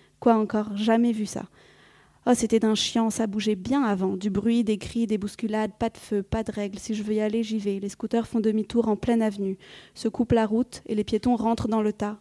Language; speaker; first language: French; early bilingual, other home language; Vietnamese